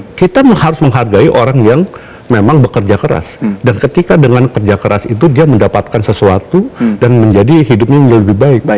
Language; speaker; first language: Indonesian; native; Indonesian